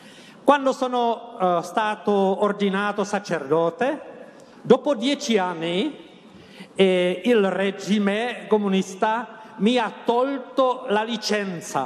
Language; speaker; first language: Italian; non-native, fluent; Czech